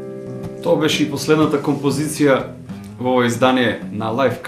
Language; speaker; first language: Macedonian; native; Macedonian